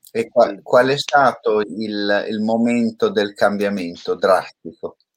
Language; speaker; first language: Italian; native; Italian